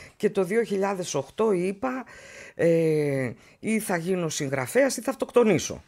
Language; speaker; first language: Greek; native; Greek